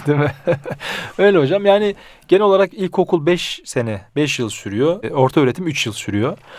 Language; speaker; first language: Turkish; early bilingual, heritage; Turkish